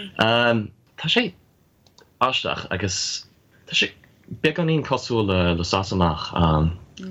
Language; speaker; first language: Irish; non-native, fluent; English